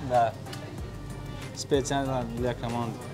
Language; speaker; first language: Russian; non-native, learner; Tajik